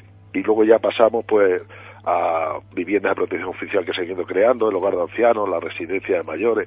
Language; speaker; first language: Spanish; native; Spanish